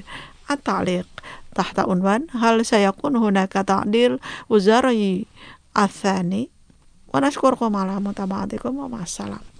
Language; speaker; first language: Arabic; non-native, fluent; Indonesian